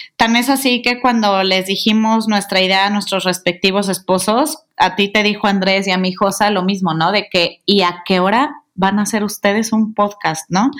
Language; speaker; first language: Spanish; native; Spanish